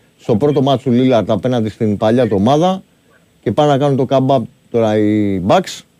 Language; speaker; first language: Greek; native; Greek